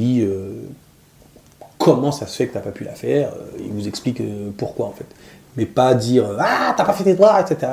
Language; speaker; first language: French; native; French